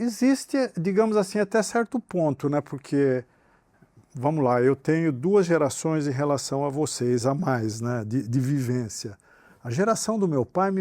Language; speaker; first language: Portuguese; native; Portuguese